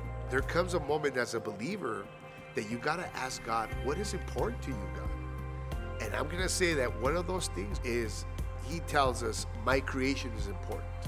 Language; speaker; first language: English; early bilingual, other home language; Spanish